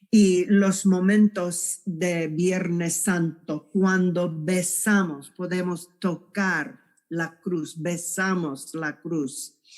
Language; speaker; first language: Spanish; non-native, fluent; English